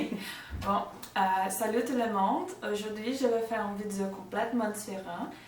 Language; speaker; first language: French; non-native, learner; Portuguese